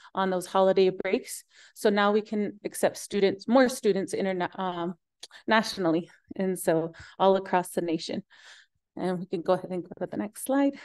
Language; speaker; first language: English; native; English